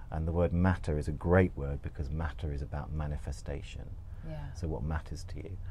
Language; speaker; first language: English; native; English